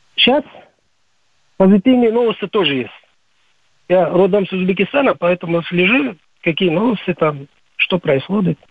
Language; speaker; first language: Russian; non-native, local second language; Uzbek